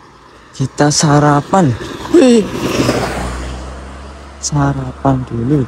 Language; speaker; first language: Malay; non-native, local second language; Javanese